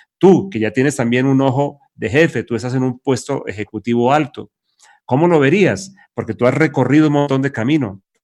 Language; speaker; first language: Spanish; native; Spanish